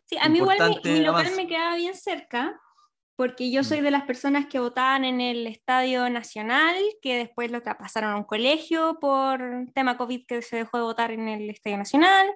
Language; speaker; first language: Spanish; native; Spanish